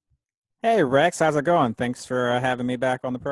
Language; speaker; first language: English; native; English